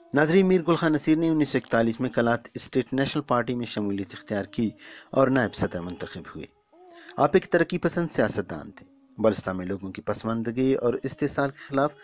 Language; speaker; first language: Urdu; non-native, local second language; Baluchi